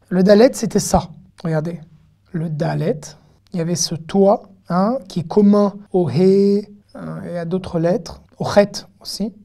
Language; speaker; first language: French; native; French